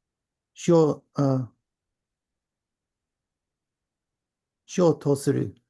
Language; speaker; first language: Japanese; non-native, learner; English